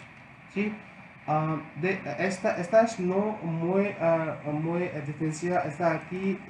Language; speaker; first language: Spanish; non-native, learner; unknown